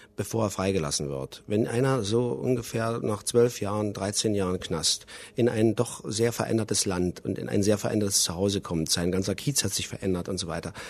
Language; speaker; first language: German; native; German